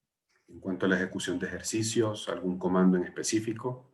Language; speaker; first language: Spanish; native; Spanish